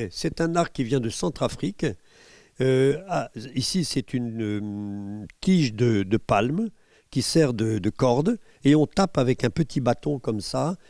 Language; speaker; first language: French; native; French